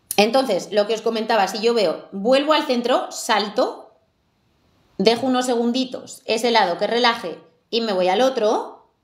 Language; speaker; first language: Spanish; native; Spanish